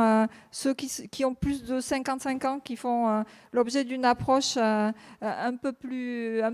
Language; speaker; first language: French; native; French